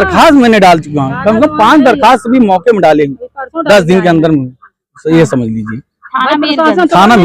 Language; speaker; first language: Hindi; native; Hindi